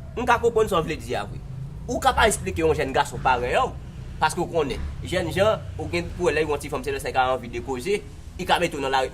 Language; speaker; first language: Haitian Creole; native; Haitian Creole